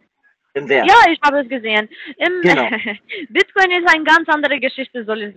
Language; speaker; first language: German; non-native, fluent; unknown